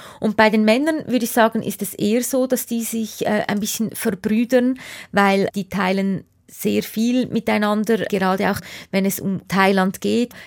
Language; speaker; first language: German; native; German